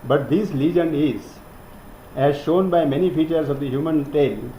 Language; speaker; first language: English; non-native, local second language; Gujarati